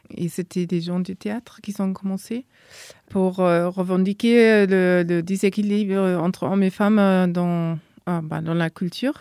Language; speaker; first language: French; non-native, fluent; German